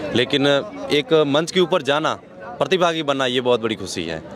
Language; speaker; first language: Hindi; native; Hindi